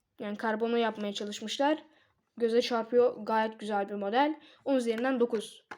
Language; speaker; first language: Turkish; native; Turkish